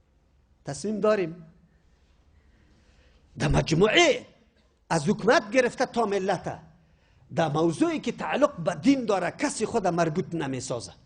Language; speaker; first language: Persian; native; Persian